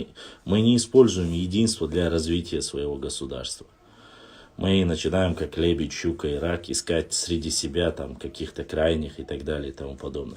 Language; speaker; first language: Russian; non-native, local second language; Chechen